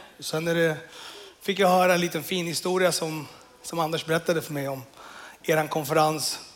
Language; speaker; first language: Swedish; early bilingual, other home language; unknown